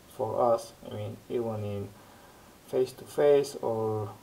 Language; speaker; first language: English; non-native, fluent; Turkish